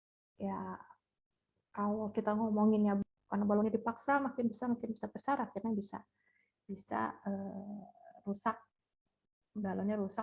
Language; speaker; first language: Indonesian; native; Indonesian